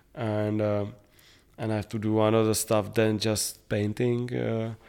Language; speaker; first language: English; non-native, fluent; Czech